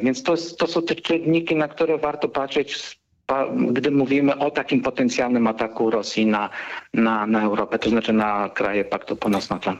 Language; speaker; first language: Polish; native; Polish